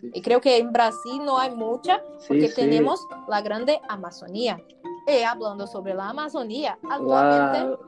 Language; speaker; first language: Spanish; non-native, learner; Portuguese